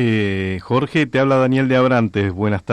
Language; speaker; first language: Spanish; native; Spanish